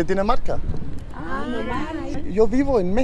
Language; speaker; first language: Spanish; non-native, learner; Danish